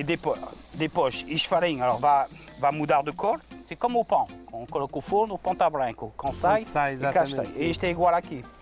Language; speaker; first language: Portuguese; non-native, fluent; French